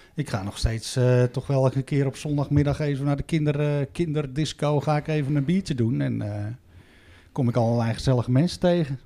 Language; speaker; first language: Dutch; native; Dutch